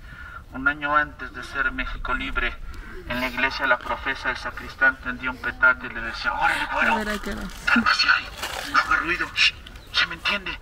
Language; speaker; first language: Spanish; native; Spanish